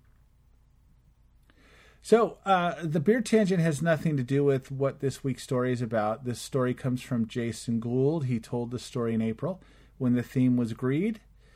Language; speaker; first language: English; native; English